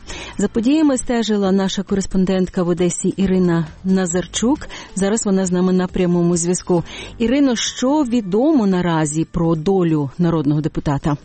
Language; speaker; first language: Ukrainian; native; Ukrainian